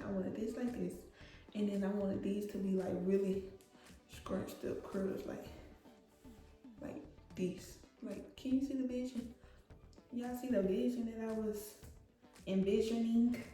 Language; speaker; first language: English; native; English